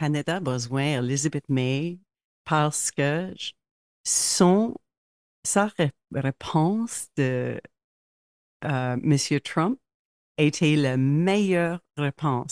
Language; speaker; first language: French; non-native, local second language; English